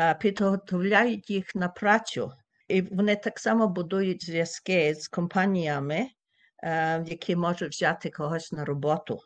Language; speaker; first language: Ukrainian; early bilingual, heritage; Ukrainian